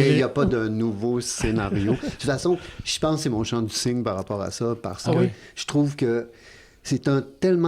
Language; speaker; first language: French; native; French